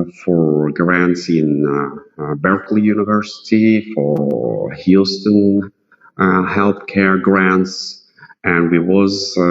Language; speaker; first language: English; non-native, fluent; Russian